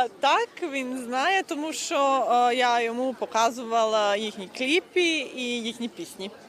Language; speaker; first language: Ukrainian; non-native, fluent; Serbian